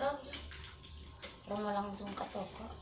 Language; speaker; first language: Indonesian; non-native, local second language; Sundanese